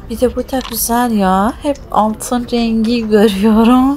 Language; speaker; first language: Turkish; early bilingual, heritage; Turkish